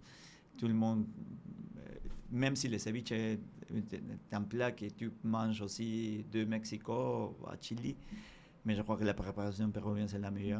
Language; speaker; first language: French; non-native, fluent; Spanish